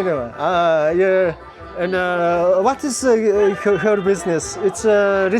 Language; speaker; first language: English; non-native, learner; Mongolian